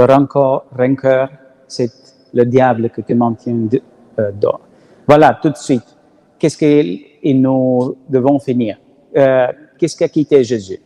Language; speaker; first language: French; non-native, learner; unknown